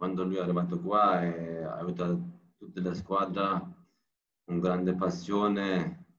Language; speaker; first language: Italian; non-native, learner; Turkish